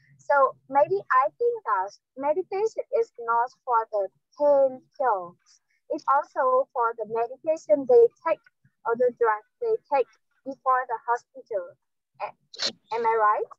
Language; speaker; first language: English; non-native, learner; Vietnamese